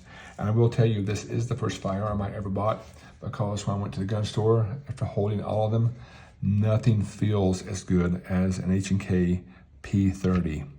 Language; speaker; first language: English; native; English